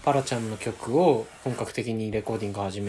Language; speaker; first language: Japanese; native; Japanese